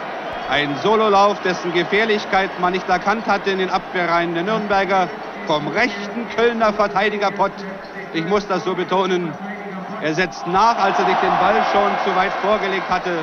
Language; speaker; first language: German; native; German